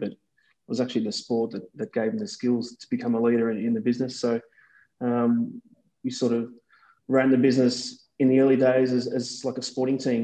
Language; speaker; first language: English; native; English